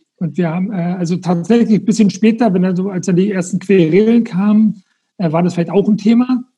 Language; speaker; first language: German; native; German